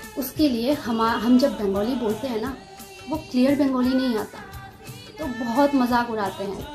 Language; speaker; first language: Hindi; non-native, local second language; Kok Borok